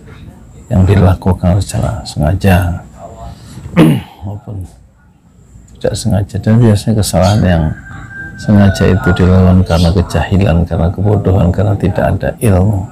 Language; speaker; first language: Indonesian; native; Indonesian